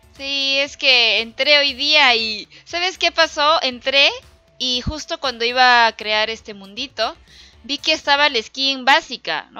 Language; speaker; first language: Spanish; native; Spanish